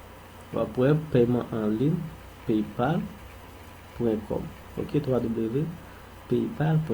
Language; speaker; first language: French; non-native, learner; Haitian Creole